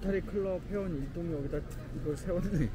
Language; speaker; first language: Korean; native; Korean